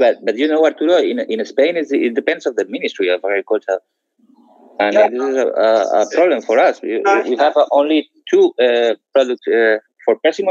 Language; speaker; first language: English; non-native, fluent; Spanish